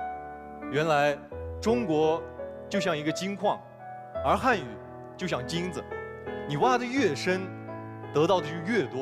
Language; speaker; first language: Chinese; non-native, fluent; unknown